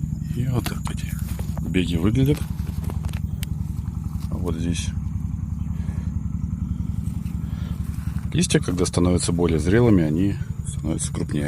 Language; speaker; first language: Russian; native; Russian